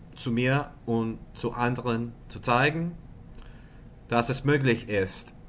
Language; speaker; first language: German; non-native, learner; English